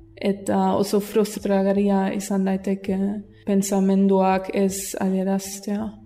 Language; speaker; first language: Basque; non-native, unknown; German